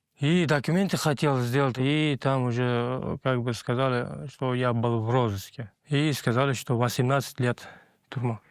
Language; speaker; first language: Russian; non-native, fluent; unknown